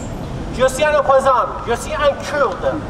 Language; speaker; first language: French; non-native, fluent; Kurdish